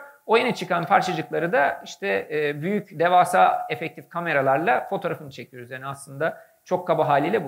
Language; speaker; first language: Turkish; native; Turkish